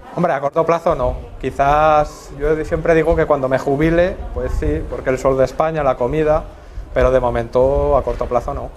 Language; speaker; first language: Spanish; native; Spanish